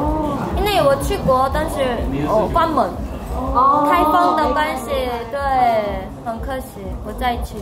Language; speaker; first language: Chinese; non-native, learner; Korean